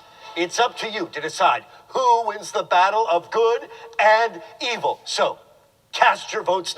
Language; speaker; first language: English; native; English